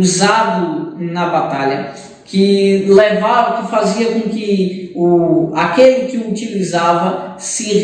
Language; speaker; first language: Portuguese; native; Portuguese